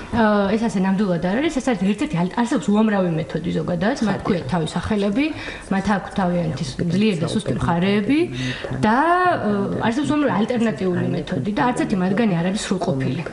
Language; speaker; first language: Georgian; native; Georgian